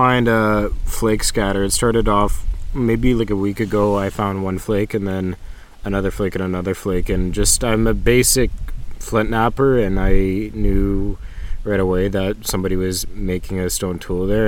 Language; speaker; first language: English; native; English